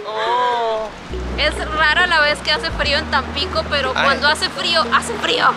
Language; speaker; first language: Spanish; native; Spanish